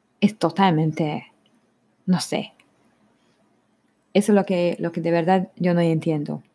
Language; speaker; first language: Spanish; non-native, learner; Hungarian